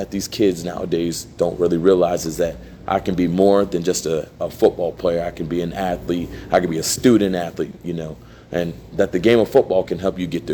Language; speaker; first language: English; native; English